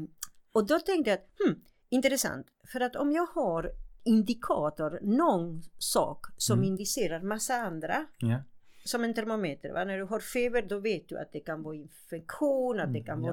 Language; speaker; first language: Swedish; non-native, fluent; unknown